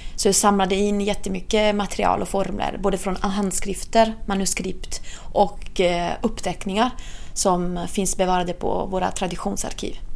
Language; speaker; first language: Swedish; non-native, fluent; Italian